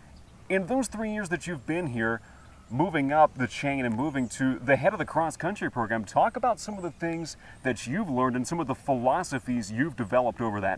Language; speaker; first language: English; native; English